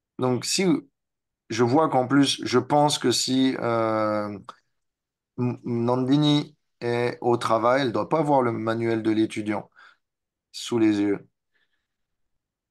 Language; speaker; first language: French; native; French